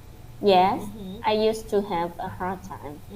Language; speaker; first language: English; non-native, learner; Vietnamese